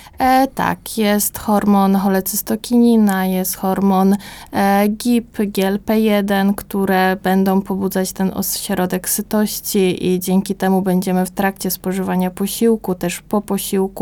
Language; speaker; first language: Polish; native; Polish